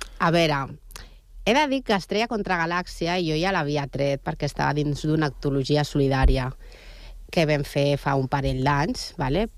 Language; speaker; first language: Catalan; non-native, local second language; Spanish